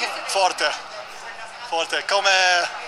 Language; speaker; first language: Italian; non-native, learner; English